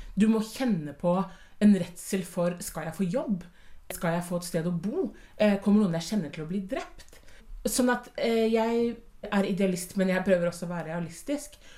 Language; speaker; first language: Norwegian; native; Norwegian